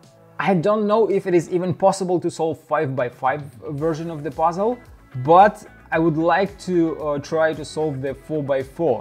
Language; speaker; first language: English; non-native, fluent; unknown